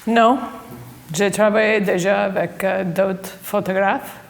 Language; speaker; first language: French; non-native, fluent; English